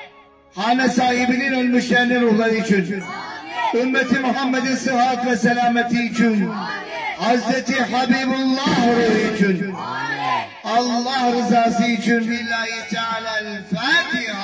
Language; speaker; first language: Turkish; native; Turkish